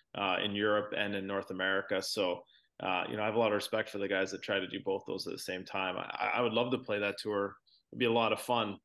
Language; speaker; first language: English; native; English